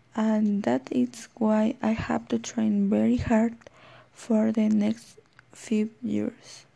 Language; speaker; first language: English; non-native, fluent; Spanish